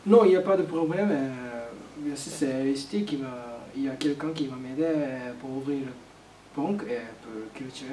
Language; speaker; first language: French; non-native, learner; Japanese